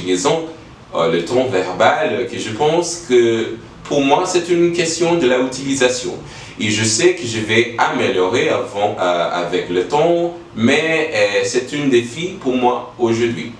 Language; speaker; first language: French; non-native, learner; English